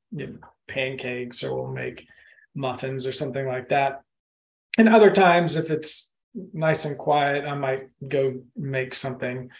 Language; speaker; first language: English; native; English